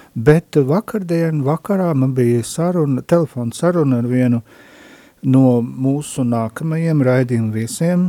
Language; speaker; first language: Latvian; native; Latvian